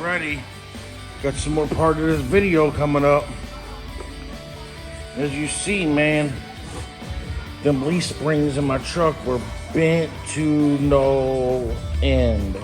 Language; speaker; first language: English; native; English